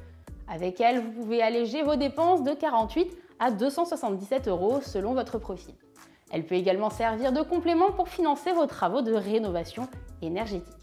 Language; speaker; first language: French; native; French